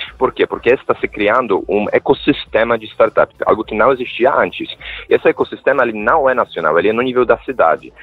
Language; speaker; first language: Portuguese; non-native, fluent; Polish